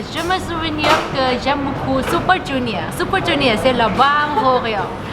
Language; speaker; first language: French; non-native, learner; Thai